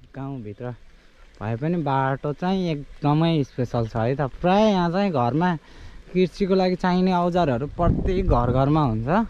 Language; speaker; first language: Nepali; native; Nepali